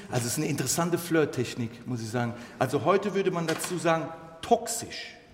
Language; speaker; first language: German; early bilingual, other home language; Turkish